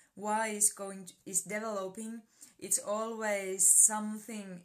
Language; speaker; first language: English; non-native, fluent; Finnish